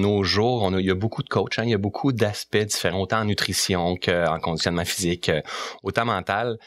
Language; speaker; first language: French; native; French